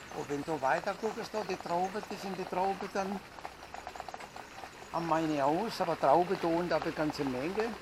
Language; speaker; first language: German; non-native, learner; Italian